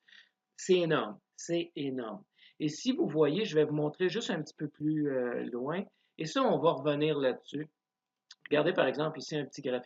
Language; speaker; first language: French; native; French